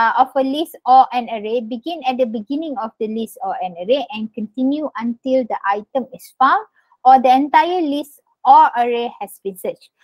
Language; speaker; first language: English; non-native, local second language; Malay